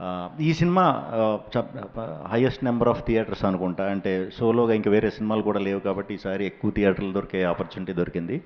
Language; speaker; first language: Telugu; native; Telugu